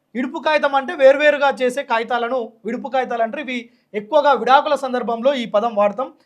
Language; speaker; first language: Telugu; native; Telugu